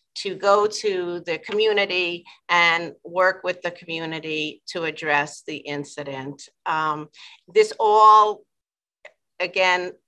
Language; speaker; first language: English; native; English